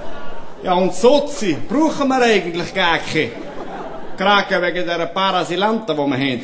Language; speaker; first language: German; native; German